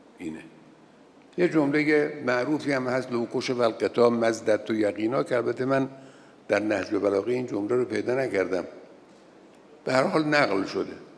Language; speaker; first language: Persian; native; Persian